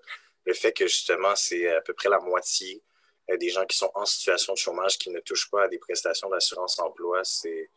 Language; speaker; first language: French; native; French